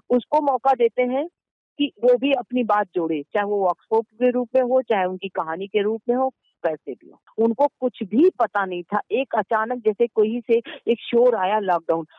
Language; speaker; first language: Hindi; native; Hindi